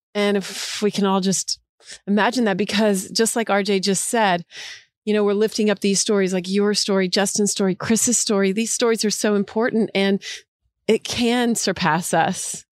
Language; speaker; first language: English; early bilingual, other home language; Portuguese